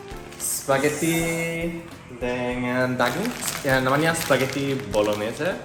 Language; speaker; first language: Indonesian; non-native, learner; German